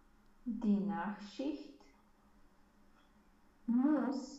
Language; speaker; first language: German; non-native, learner; Romanian